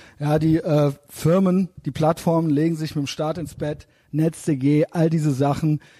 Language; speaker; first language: German; native; German